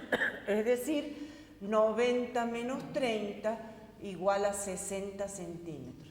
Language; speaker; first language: Spanish; native; Spanish